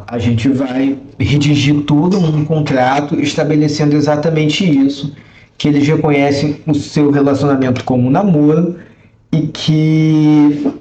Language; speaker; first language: Portuguese; native; Portuguese